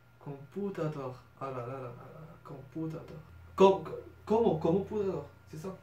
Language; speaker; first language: French; non-native, local second language; Arabic